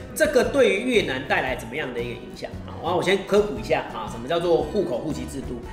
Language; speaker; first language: Chinese; native; Chinese